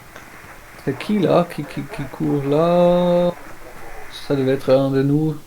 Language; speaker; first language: French; non-native, learner; German